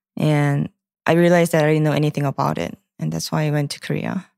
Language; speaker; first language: English; non-native, fluent; Korean